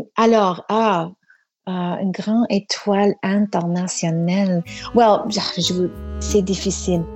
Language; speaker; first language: French; non-native, learner; English